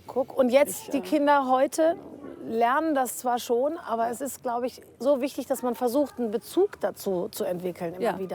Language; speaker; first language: German; native; German